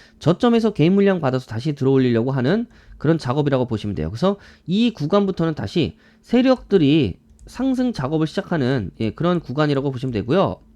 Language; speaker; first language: Korean; native; Korean